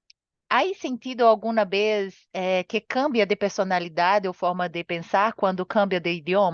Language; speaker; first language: Spanish; non-native, learner; Portuguese